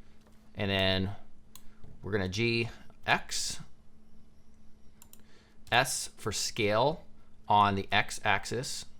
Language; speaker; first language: English; native; English